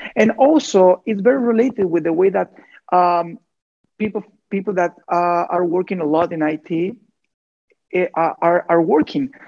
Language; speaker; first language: English; non-native, fluent; Spanish